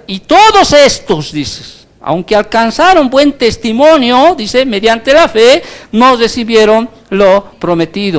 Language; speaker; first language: Spanish; native; Spanish